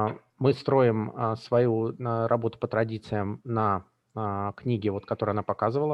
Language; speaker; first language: Russian; native; Russian